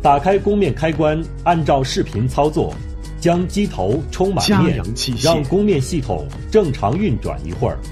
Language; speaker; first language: Chinese; native; Chinese